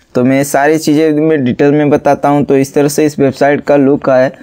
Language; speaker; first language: Hindi; native; Hindi